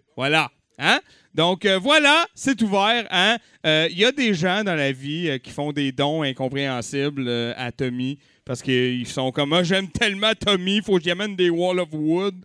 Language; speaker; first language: French; native; French